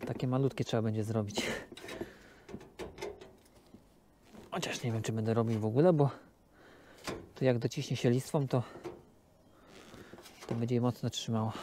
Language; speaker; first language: Polish; native; Polish